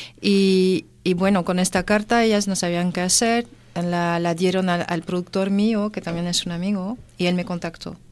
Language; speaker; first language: Spanish; non-native, fluent; French